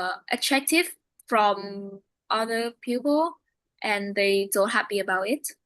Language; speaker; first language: English; non-native, learner; Vietnamese